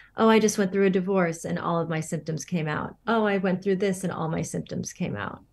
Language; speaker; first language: English; native; English